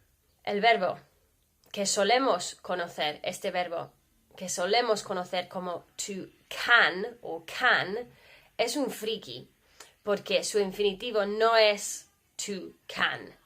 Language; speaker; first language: Spanish; non-native, fluent; English